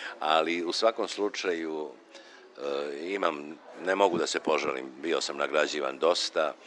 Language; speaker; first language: Serbian; non-native, local second language; Macedonian